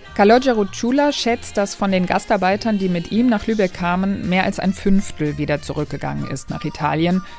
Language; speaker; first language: German; native; German